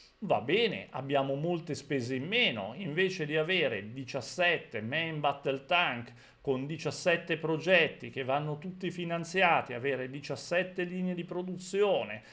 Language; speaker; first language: Italian; native; Italian